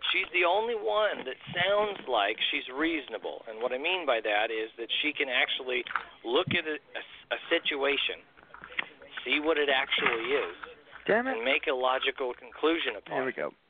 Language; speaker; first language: English; native; English